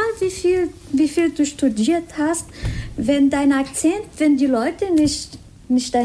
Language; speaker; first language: German; non-native, fluent; Spanish